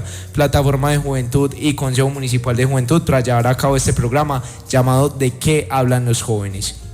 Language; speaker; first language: Spanish; native; Spanish